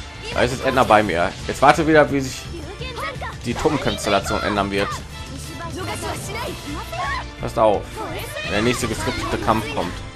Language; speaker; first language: German; native; German